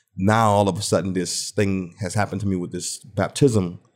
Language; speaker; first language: English; native; English